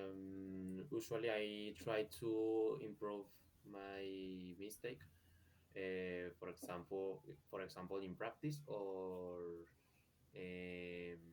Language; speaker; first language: English; non-native, learner; Spanish